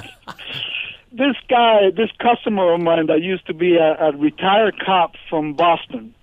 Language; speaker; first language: English; early bilingual, other home language; Spanish